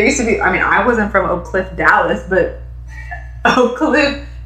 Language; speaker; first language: English; non-native, local second language; Swahili